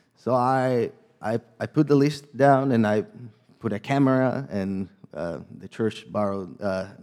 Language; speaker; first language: English; non-native, fluent; Spanish